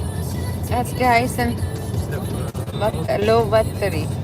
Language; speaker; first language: German; non-native, fluent; Cebuano